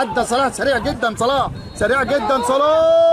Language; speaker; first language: Arabic; native; Arabic